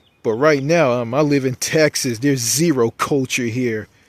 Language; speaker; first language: English; native; English